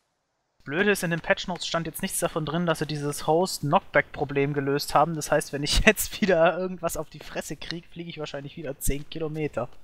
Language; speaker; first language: German; native; German